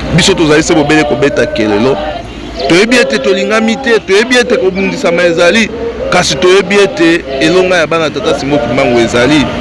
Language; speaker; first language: Lingala; native; Lingala